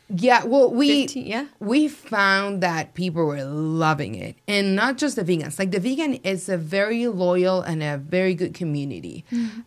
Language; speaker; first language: English; non-native, fluent; Spanish